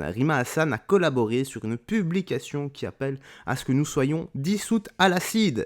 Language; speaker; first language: French; native; French